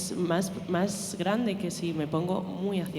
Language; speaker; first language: Spanish; native; Spanish